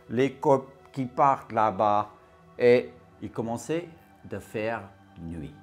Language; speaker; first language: French; non-native, fluent; Afrikaans